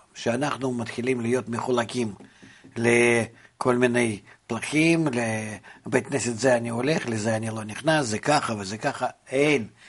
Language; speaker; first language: Hebrew; non-native, fluent; Russian